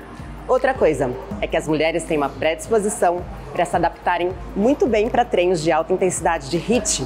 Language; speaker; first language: Portuguese; native; Portuguese